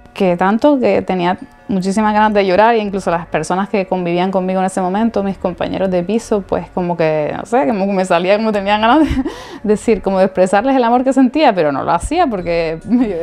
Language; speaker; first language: Spanish; native; Spanish